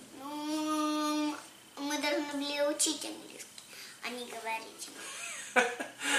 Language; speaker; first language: Russian; early bilingual, heritage; Russian